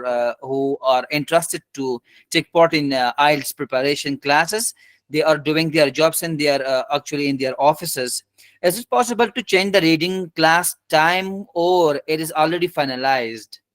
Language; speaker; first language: English; non-native, fluent; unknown